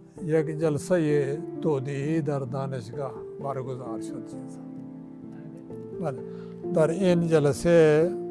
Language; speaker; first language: Persian; non-native, fluent; Urdu